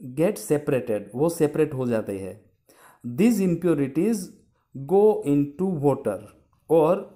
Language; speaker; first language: Hindi; non-native, local second language; Gujarati